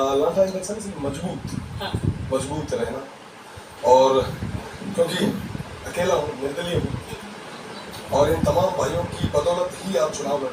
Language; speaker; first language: Hindi; non-native, local second language; Rajasthani